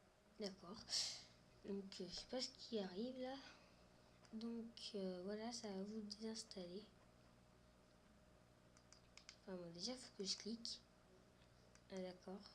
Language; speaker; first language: French; native; French